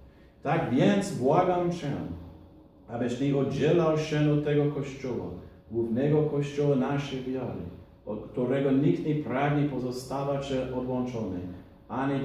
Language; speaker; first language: Polish; non-native, fluent; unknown